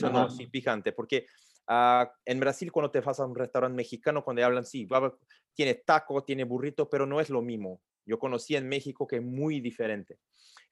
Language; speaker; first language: Spanish; non-native, learner; Portuguese